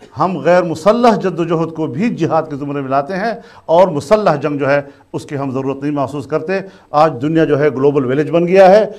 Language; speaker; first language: Urdu; non-native, local second language; Pashto